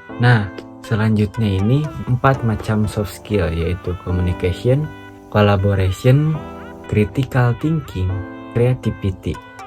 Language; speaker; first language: Indonesian; non-native, local second language; Sundanese